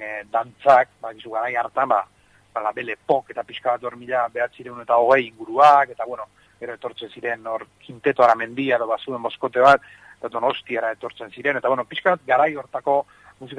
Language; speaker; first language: Basque; native; Basque